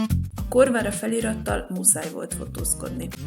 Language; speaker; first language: Hungarian; native; Hungarian